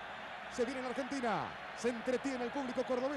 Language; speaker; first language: Spanish; native; Spanish